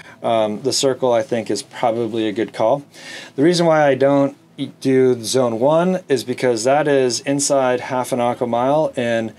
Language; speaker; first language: English; native; English